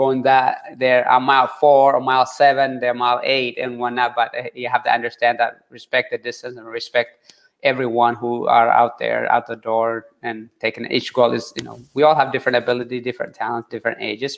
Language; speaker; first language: English; early bilingual, other home language; Tigrinya